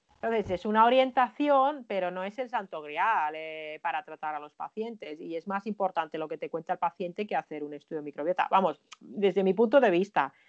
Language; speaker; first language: Spanish; non-native, fluent; Finnish